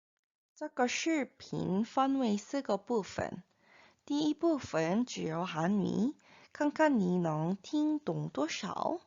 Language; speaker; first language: Chinese; non-native, fluent; Korean